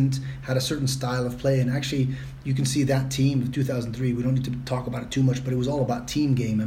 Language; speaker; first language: English; non-native, fluent; Dutch